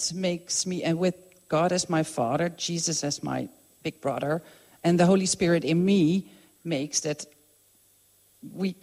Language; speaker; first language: English; non-native, fluent; Dutch